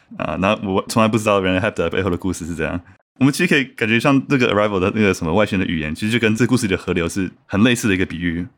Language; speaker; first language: Chinese; native; Chinese